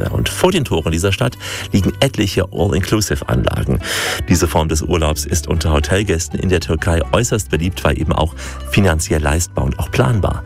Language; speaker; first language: German; native; German